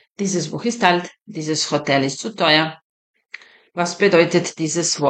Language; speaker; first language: German; non-native, fluent; Serbian